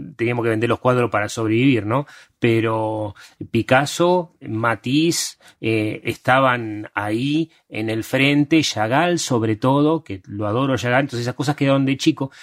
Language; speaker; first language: Spanish; early bilingual, other home language; Hungarian